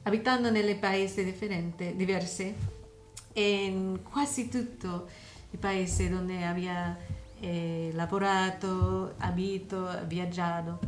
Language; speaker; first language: Italian; non-native, learner; English